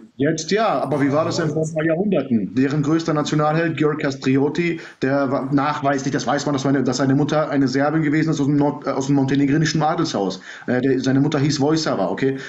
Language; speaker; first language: German; early bilingual, other home language; Serbian